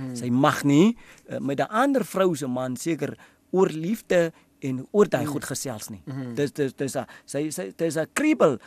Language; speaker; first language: Afrikaans; non-native, local second language; Tswana